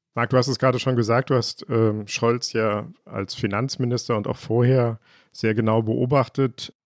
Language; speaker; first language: German; native; German